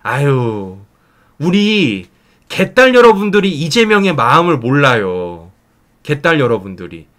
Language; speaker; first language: Korean; native; Korean